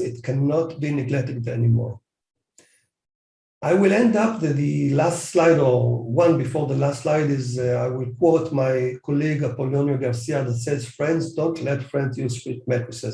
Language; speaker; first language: English; non-native, fluent; Hebrew